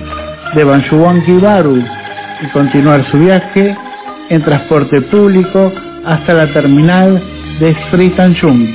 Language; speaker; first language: Spanish; non-native, fluent; Indonesian